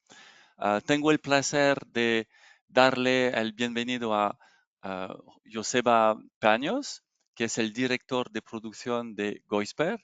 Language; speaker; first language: Spanish; non-native, learner; French